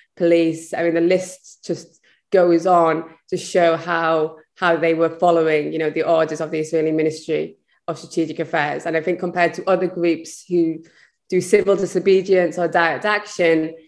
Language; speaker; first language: English; native; English